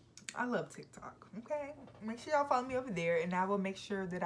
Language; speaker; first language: English; native; English